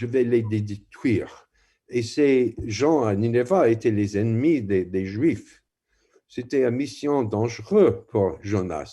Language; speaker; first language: French; non-native, fluent; English